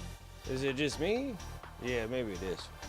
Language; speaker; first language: English; native; English